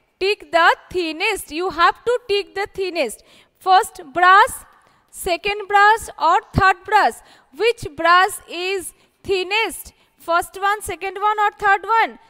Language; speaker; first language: English; non-native, local second language; Bangla